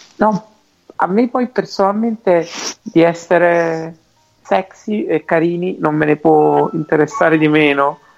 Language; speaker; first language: Italian; native; Italian